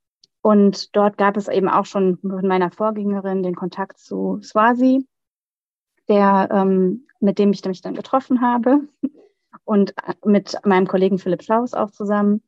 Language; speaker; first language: German; native; German